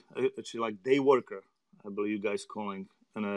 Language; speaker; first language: English; non-native, learner; Czech